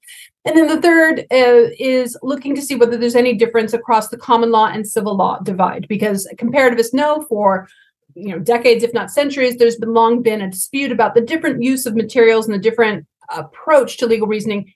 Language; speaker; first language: English; native; English